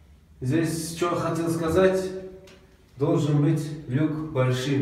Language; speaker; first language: Russian; non-native, local second language; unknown